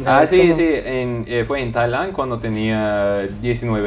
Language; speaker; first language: Spanish; non-native, fluent; English